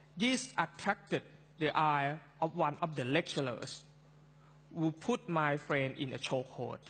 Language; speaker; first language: English; non-native, fluent; Thai